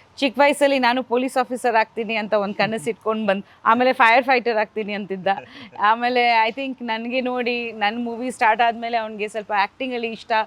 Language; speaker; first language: Kannada; non-native, fluent; Bangla